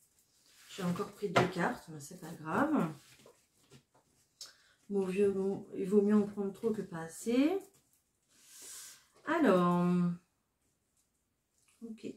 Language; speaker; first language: French; native; French